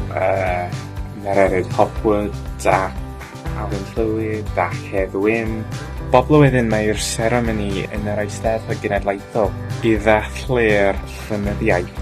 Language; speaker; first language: Welsh; non-native, learner; English